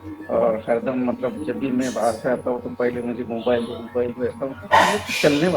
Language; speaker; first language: Hindi; native; Hindi